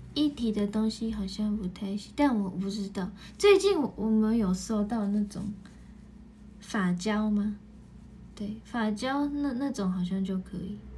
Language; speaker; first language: Chinese; non-native, fluent; Japanese